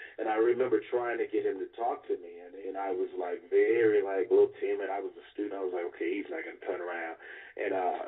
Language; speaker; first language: English; native; English